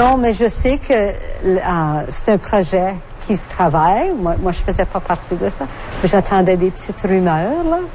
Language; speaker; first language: French; native; French